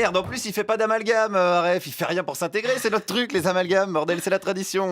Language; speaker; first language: French; native; French